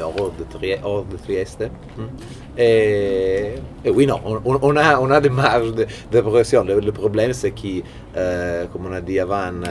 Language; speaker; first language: French; non-native, fluent; Italian